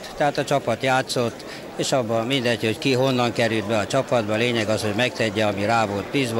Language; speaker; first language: Hungarian; native; Hungarian